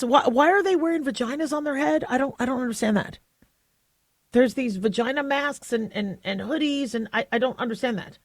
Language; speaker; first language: English; native; English